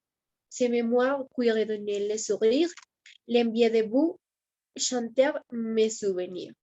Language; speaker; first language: French; non-native, learner; Spanish